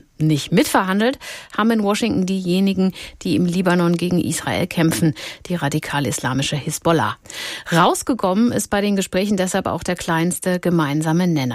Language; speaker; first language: German; native; German